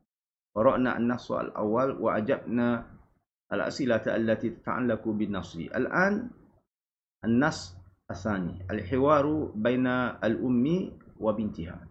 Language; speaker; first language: Arabic; non-native, fluent; Malay